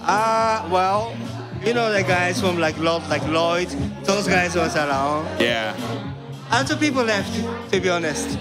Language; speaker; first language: English; non-native, learner; Japanese